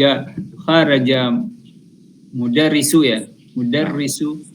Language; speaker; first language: Arabic; non-native, learner; Indonesian